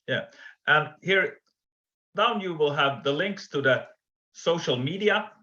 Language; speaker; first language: English; non-native, fluent; Finnish